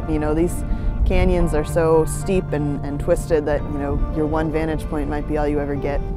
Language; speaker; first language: English; native; English